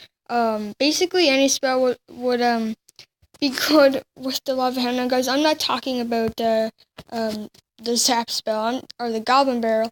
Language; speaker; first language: English; native; English